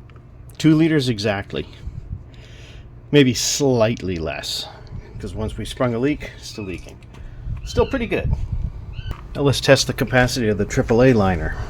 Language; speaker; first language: English; native; English